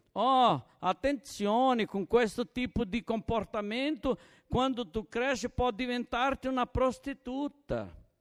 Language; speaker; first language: Italian; non-native, fluent; Portuguese